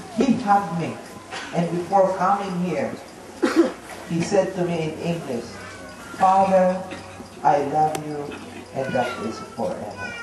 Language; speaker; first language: English; non-native, local second language; Filipino